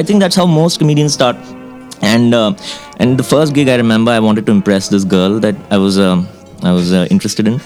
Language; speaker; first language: English; non-native, local second language; Hindi